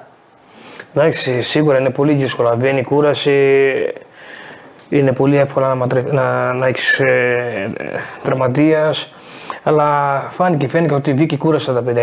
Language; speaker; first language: Greek; non-native, fluent; Portuguese